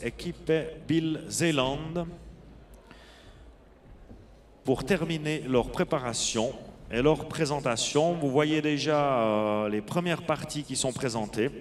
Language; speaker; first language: French; native; French